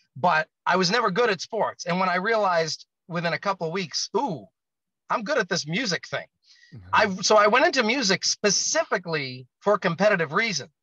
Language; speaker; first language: English; native; English